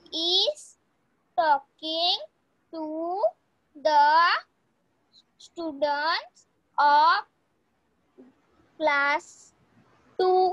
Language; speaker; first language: English; non-native, learner; Hindi